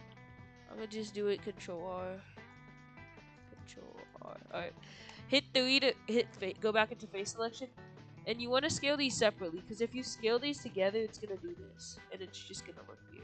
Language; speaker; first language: English; native; English